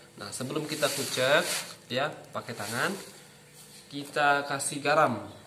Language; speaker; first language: Indonesian; non-native, local second language; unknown